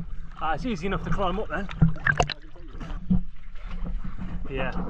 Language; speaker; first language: English; native; English